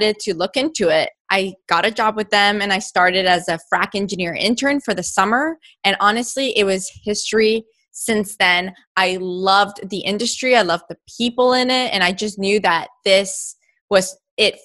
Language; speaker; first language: English; native; English